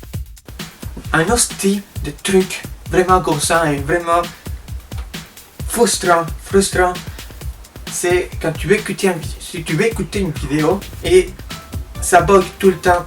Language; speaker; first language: French; native; French